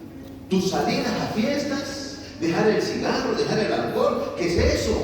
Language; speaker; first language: Spanish; native; Spanish